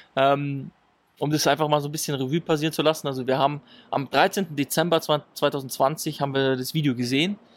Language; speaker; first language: German; early bilingual, other home language; Italian